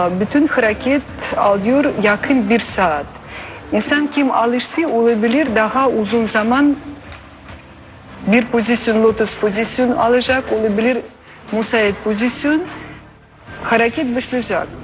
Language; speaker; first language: Turkish; non-native, learner; Armenian